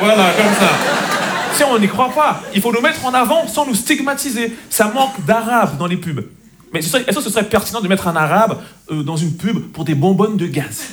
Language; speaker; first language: French; native; French